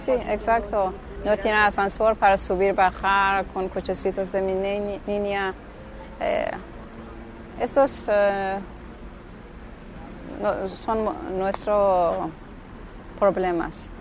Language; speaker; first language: Spanish; non-native, learner; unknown